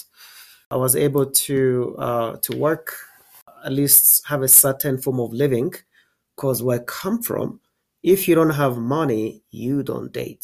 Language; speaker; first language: English; non-native, local second language; Kinyarwanda